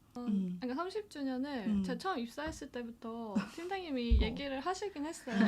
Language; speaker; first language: Korean; native; Korean